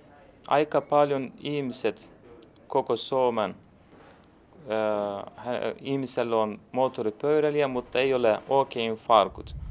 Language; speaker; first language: Finnish; non-native, learner; Turkish